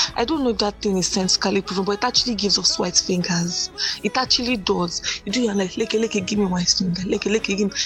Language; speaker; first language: English; non-native, local second language; Yoruba